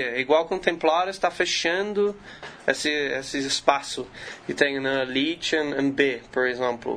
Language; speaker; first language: Portuguese; non-native, learner; English